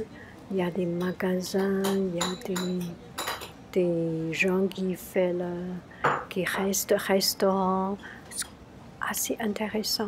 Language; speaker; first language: French; non-native, learner; Chinese